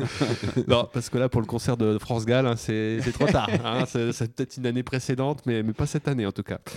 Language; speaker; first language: French; native; French